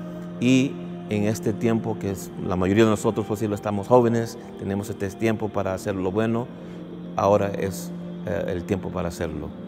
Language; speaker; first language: Spanish; non-native, fluent; English